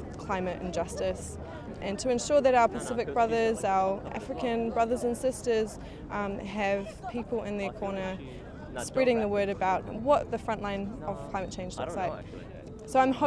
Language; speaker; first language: English; native; English